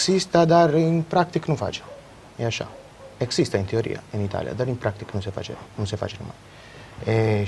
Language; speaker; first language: Romanian; non-native, learner; Italian